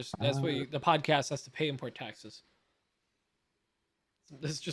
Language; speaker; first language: English; native; English